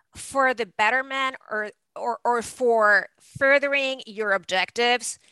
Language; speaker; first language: English; non-native, fluent; Spanish